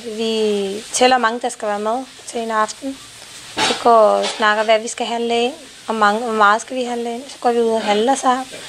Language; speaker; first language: Danish; non-native, learner; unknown